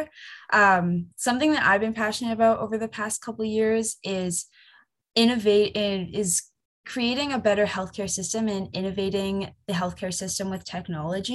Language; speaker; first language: English; native; English